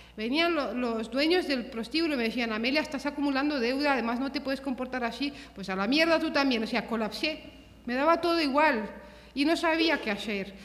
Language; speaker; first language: Spanish; early bilingual, other home language; Romanian